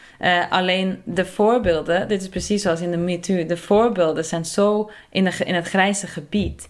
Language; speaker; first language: Dutch; non-native, fluent; Norwegian